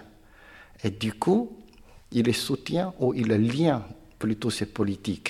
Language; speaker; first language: French; non-native, learner; Chinese